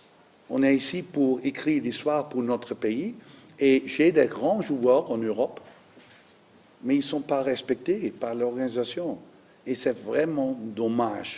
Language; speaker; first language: French; non-native, fluent; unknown